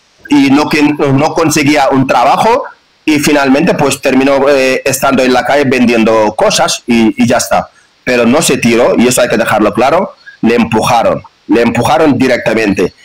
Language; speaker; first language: Spanish; non-native, fluent; Wolof